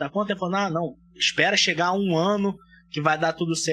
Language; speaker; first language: Portuguese; native; Portuguese